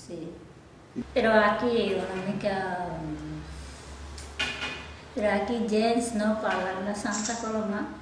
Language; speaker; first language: Catalan; non-native, learner; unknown